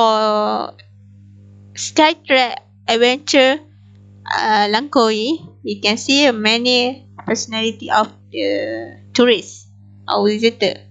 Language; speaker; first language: English; non-native, local second language; Malay